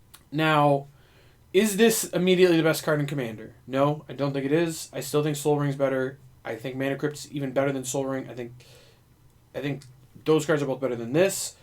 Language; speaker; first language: English; native; English